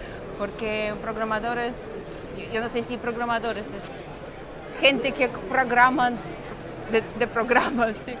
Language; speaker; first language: Spanish; non-native, fluent; Russian